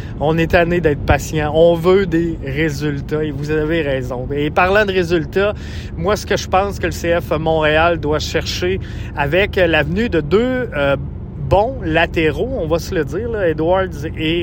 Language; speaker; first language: French; native; French